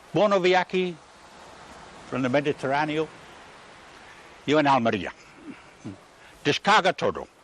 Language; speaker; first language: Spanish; non-native, learner; English